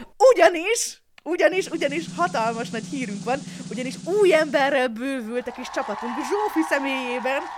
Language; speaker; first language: Hungarian; native; Hungarian